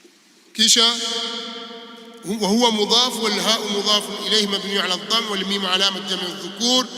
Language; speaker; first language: Arabic; non-native, fluent; Swahili